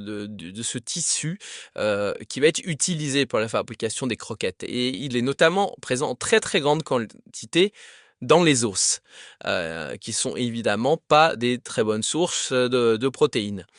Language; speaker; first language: French; native; French